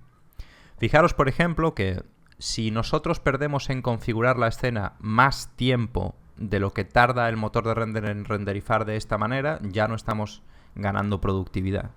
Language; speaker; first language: Spanish; native; Spanish